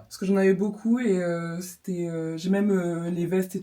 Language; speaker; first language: French; native; French